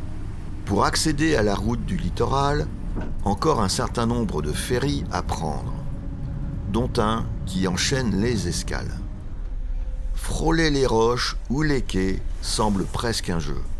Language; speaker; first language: French; native; French